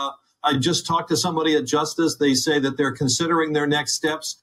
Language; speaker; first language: English; native; English